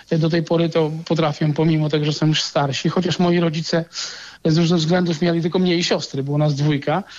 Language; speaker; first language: Polish; native; Polish